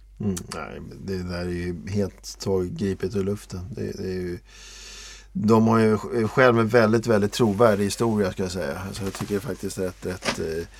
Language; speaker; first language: Swedish; native; Swedish